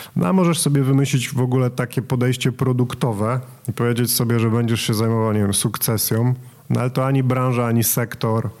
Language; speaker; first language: Polish; native; Polish